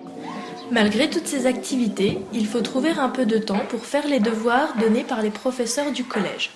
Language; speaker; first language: French; native; French